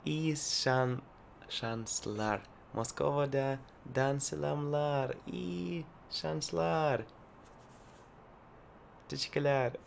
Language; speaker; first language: Turkish; non-native, learner; Russian